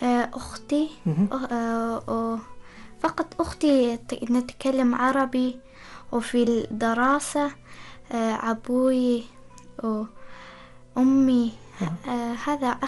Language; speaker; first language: Arabic; non-native, learner; Persian